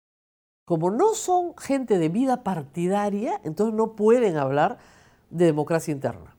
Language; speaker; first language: Spanish; native; Spanish